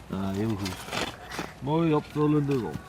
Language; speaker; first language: Dutch; native; Dutch